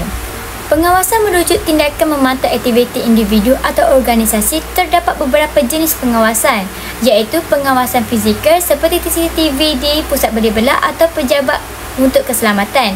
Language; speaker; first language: Malay; native; Malay